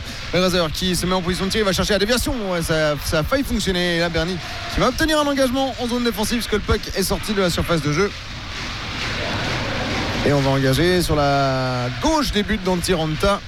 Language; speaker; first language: French; native; French